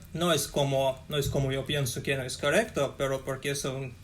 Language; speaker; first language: Spanish; non-native, fluent; Russian